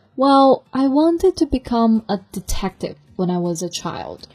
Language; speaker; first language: English; non-native, fluent; Chinese